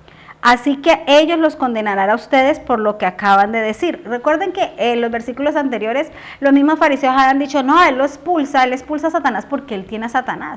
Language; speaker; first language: Spanish; native; Spanish